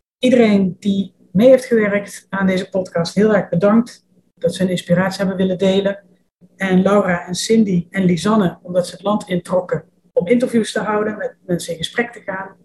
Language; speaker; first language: Dutch; native; Dutch